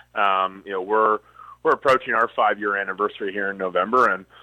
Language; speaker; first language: English; native; English